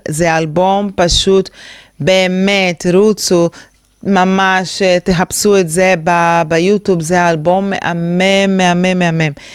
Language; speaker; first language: Hebrew; non-native, fluent; Portuguese